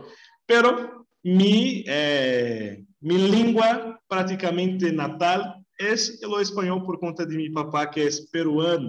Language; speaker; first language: Spanish; non-native, learner; Portuguese